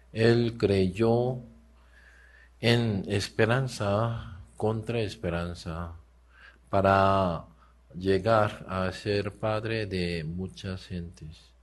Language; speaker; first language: Spanish; non-native, learner; Korean